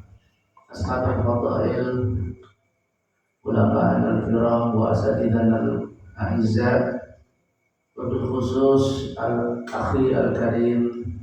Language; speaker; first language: Arabic; non-native, fluent; Indonesian